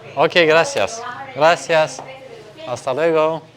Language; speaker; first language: Spanish; non-native, learner; Romanian